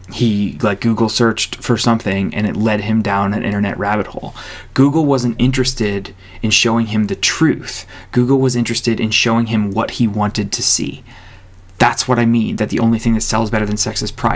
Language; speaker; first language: English; native; English